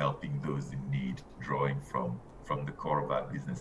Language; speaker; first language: English; non-native, local second language; Igbo